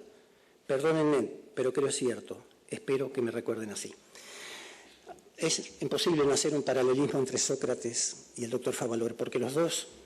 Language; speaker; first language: Spanish; native; Spanish